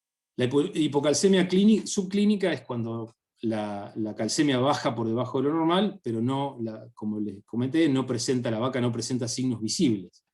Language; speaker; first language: Spanish; native; Spanish